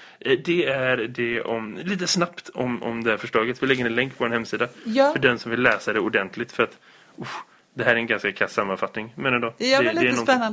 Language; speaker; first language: Swedish; native; Swedish